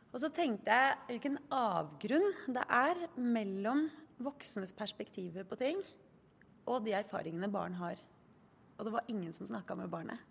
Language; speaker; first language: Norwegian; native; Norwegian